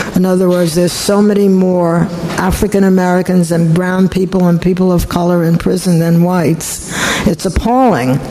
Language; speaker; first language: English; non-native, fluent; Polish